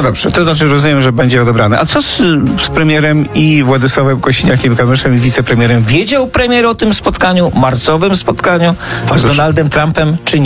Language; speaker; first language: Polish; native; Polish